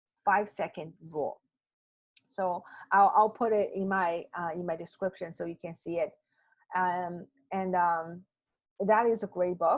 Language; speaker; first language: English; non-native, fluent; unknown